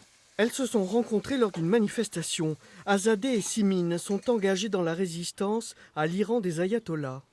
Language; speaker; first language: French; native; French